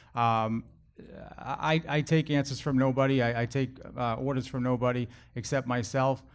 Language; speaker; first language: English; native; English